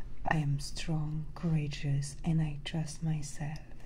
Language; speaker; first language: English; non-native, fluent; French